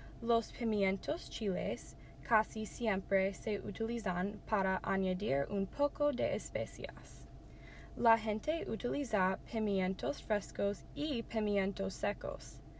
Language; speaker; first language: Spanish; non-native, learner; English